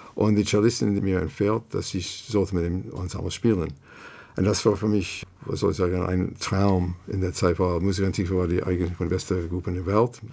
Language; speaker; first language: German; non-native, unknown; English